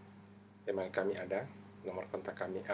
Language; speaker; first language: Indonesian; native; Indonesian